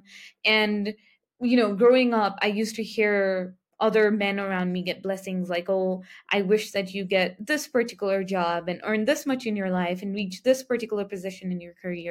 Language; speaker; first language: English; non-native, local second language; Nepali